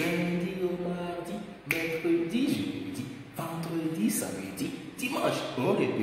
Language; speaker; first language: French; non-native, fluent; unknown